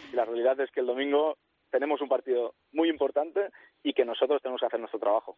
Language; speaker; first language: Spanish; non-native, local second language; Catalan